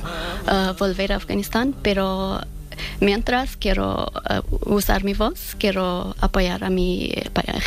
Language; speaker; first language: Spanish; non-native, fluent; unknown